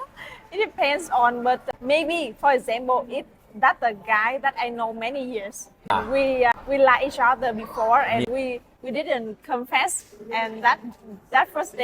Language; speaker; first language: English; non-native, learner; Vietnamese